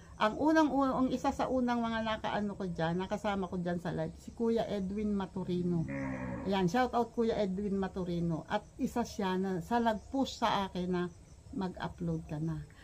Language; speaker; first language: Filipino; native; Filipino